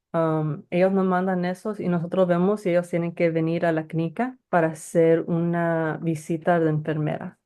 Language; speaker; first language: Spanish; early bilingual, heritage; Spanish